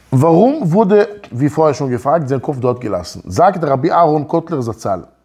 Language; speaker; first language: German; early bilingual, other home language; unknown